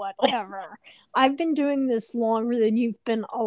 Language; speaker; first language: English; native; English